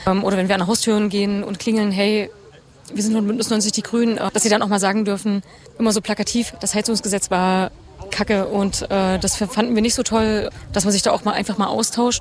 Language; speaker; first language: German; native; German